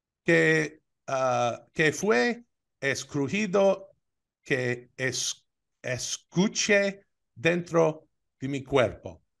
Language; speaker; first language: Spanish; non-native, learner; English